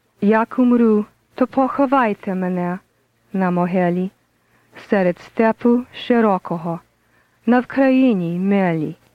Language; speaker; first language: Ukrainian; early bilingual, heritage; English